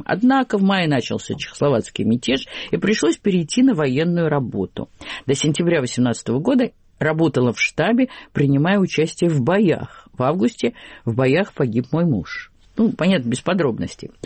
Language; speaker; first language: Russian; native; Russian